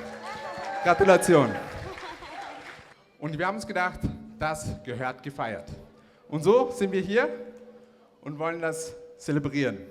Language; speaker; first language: German; early bilingual, other home language; Malayalam